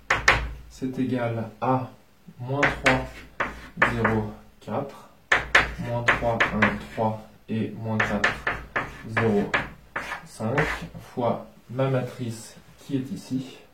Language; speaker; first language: French; native; French